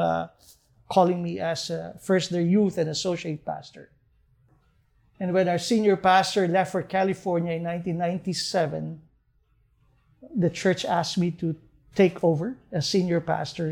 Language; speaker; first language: English; non-native, local second language; Hiligaynon